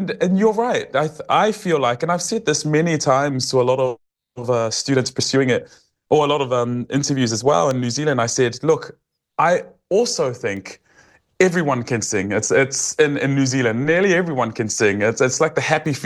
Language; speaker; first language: English; native; English